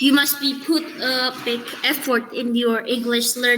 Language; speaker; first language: English; non-native, learner; Indonesian